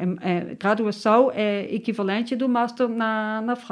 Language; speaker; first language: Portuguese; non-native, learner; Dutch